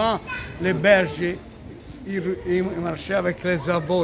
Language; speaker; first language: French; non-native, learner; Italian